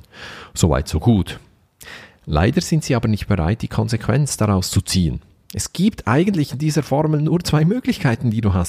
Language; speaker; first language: German; native; German